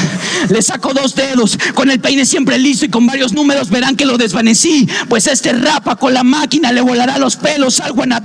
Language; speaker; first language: Spanish; native; Spanish